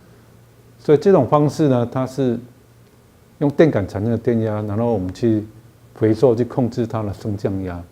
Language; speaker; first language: Chinese; native; Chinese